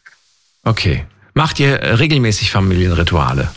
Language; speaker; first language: German; native; German